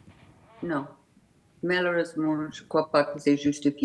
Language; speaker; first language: French; non-native, learner; English